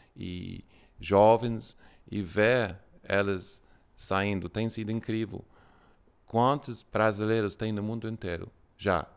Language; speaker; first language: Portuguese; non-native, fluent; English